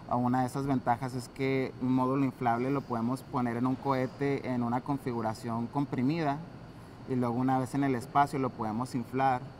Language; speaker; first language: Spanish; native; Spanish